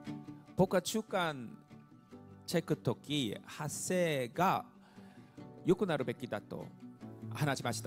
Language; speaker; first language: Japanese; non-native, learner; Korean